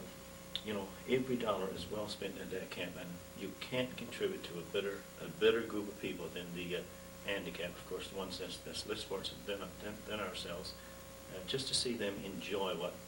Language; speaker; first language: English; native; English